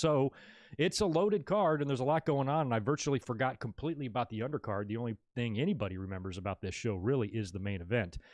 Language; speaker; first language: English; native; English